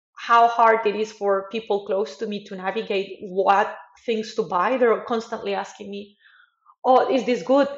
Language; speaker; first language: English; non-native, fluent; Spanish